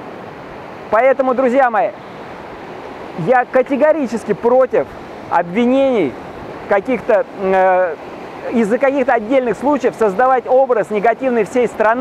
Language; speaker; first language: Russian; native; Russian